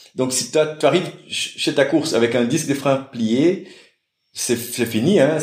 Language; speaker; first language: French; non-native, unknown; Portuguese